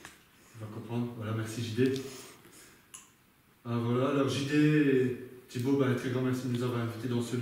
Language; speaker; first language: French; native; French